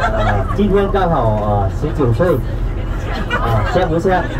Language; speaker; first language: Chinese; non-native, fluent; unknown